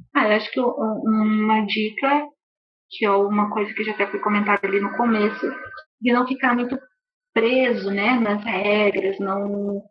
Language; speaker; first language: Portuguese; native; Portuguese